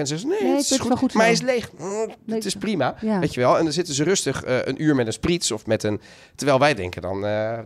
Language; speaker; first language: Dutch; native; Dutch